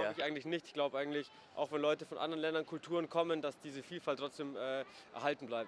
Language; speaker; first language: German; native; German